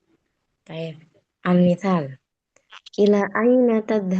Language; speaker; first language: Arabic; non-native, fluent; Indonesian